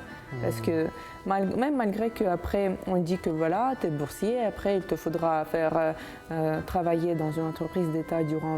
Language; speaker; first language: French; non-native, fluent; Uzbek